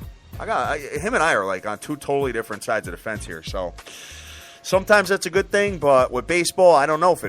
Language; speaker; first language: English; native; English